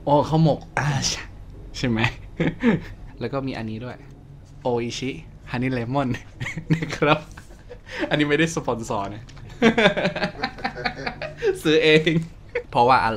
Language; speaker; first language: Thai; non-native, fluent; Indonesian